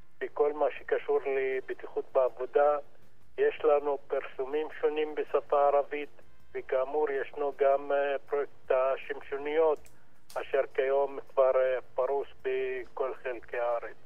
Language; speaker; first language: Hebrew; non-native, local second language; Arabic